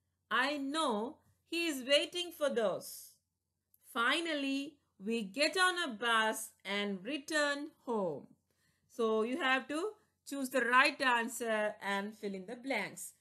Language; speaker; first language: English; non-native, local second language; Tamil